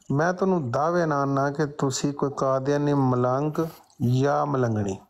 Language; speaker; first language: Punjabi; native; Punjabi